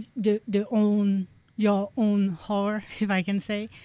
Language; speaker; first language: English; non-native, fluent; French